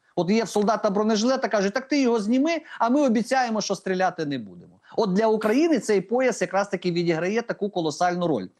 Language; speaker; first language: Ukrainian; native; Ukrainian